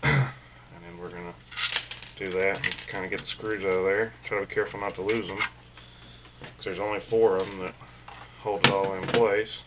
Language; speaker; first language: English; native; English